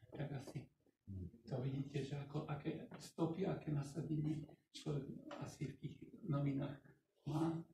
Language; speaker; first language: Slovak; non-native, local second language; Rusyn